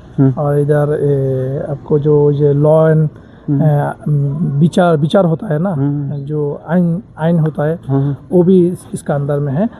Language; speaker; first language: Hindi; non-native, learner; Bangla